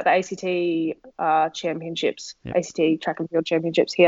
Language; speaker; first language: English; native; English